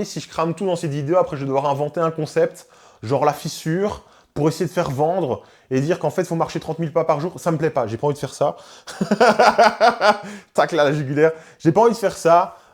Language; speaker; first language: French; native; French